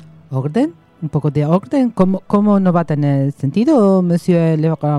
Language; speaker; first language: Spanish; native; Spanish